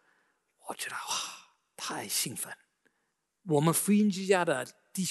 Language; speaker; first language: Chinese; native; Chinese